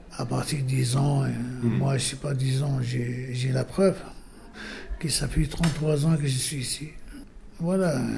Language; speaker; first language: French; non-native, learner; Arabic